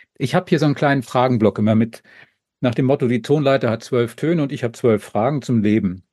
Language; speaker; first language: German; native; German